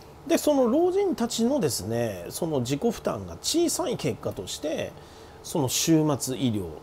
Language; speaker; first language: Japanese; native; Japanese